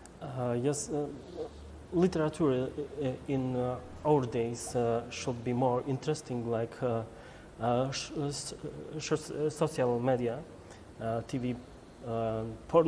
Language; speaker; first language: English; non-native, learner; Albanian